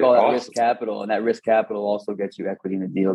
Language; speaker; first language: English; native; English